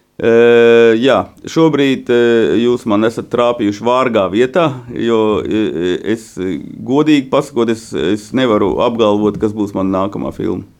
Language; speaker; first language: Latvian; native; Latvian